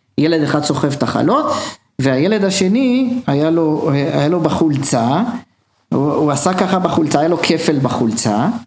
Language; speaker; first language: Hebrew; native; Hebrew